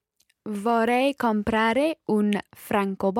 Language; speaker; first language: Italian; non-native, learner; English